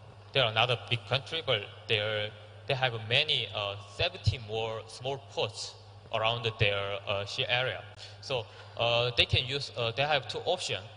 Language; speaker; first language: English; non-native, learner; Korean